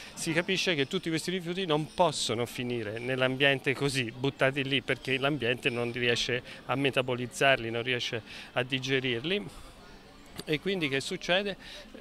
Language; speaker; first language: Italian; native; Italian